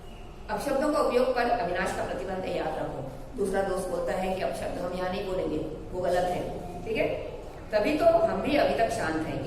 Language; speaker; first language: Hindi; non-native, local second language; Gujarati